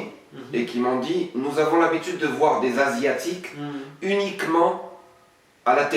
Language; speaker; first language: French; non-native, local second language; Arabic